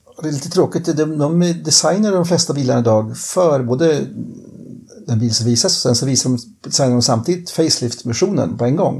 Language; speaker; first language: Swedish; native; Swedish